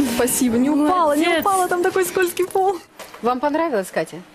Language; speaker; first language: Russian; native; Russian